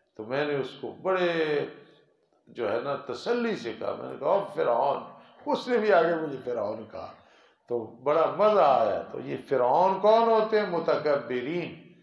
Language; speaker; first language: Urdu; non-native, local second language; Punjabi